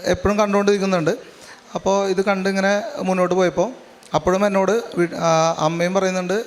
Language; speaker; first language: Malayalam; native; Malayalam